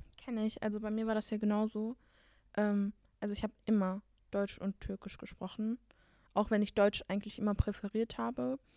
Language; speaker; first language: German; native; German